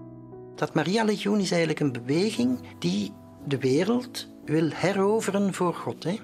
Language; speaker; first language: Dutch; native; Dutch